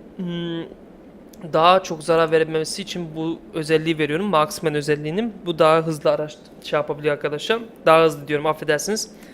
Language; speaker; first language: Turkish; native; Turkish